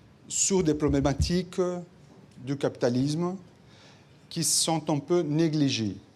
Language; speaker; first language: French; non-native, fluent; Portuguese